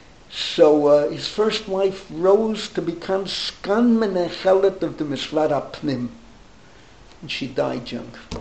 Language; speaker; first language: English; native; English